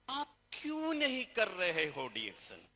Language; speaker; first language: Hindi; non-native, fluent; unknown